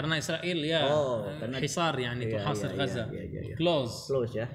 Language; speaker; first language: Indonesian; non-native, learner; Arabic